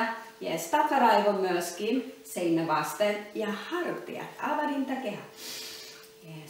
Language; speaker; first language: Finnish; non-native, learner; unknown